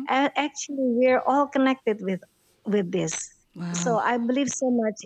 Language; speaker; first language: English; non-native, fluent; Indonesian